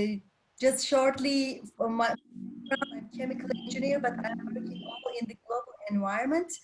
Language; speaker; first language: English; non-native, fluent; Turkish